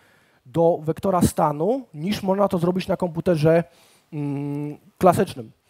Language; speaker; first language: Polish; native; Polish